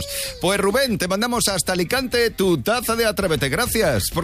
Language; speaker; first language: Spanish; native; Spanish